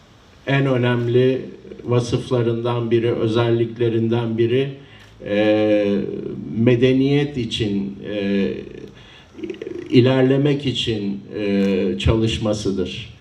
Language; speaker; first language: Turkish; native; Turkish